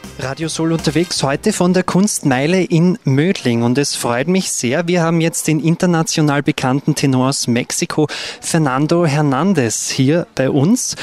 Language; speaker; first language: German; native; German